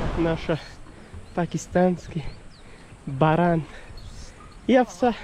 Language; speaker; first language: Russian; non-native, learner; Urdu